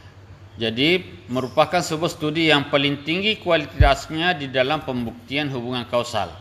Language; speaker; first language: Indonesian; native; Indonesian